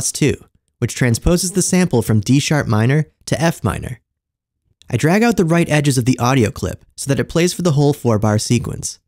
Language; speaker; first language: English; native; English